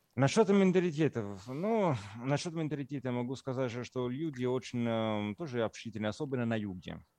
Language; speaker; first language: Russian; non-native, fluent; Italian